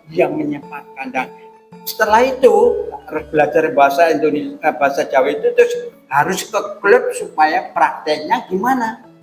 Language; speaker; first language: Indonesian; non-native, fluent; Javanese